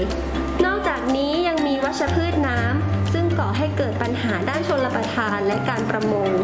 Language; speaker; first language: Thai; native; Thai